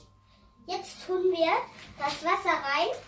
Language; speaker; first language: German; non-native, fluent; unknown